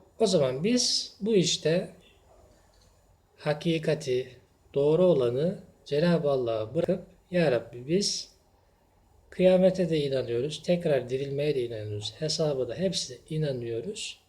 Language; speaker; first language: Turkish; native; Turkish